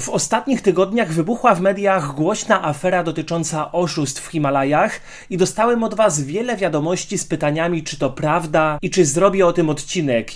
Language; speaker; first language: Polish; native; Polish